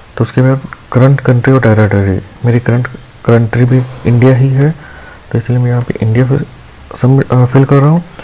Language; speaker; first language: Hindi; non-native, local second language; Punjabi